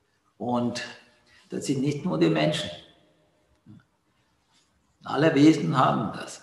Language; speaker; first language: German; non-native, fluent; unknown